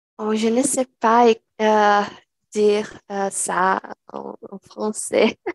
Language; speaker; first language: French; non-native, learner; Portuguese